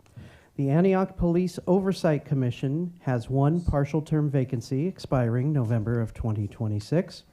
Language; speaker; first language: English; native; English